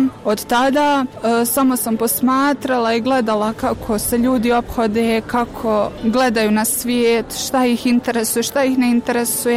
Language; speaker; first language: Croatian; native; Croatian